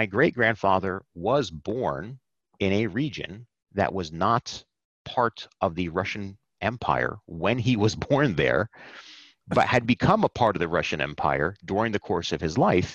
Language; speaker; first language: English; native; English